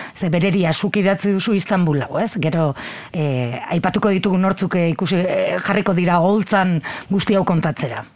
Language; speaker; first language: Basque; native; Basque